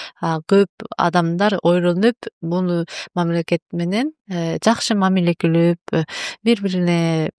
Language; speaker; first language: Kyrgyz; non-native, learner; Japanese